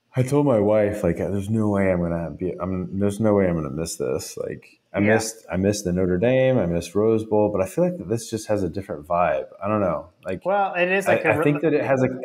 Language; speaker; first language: English; native; English